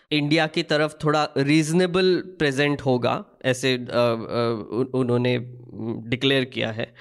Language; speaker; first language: Hindi; non-native, local second language; Marathi